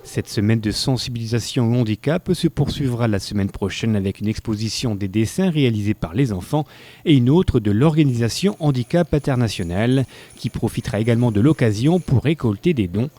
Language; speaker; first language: French; native; French